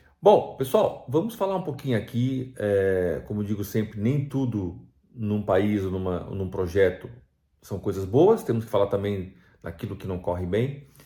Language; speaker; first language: Portuguese; native; Portuguese